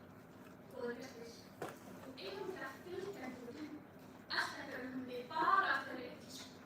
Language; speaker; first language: Icelandic; native; Icelandic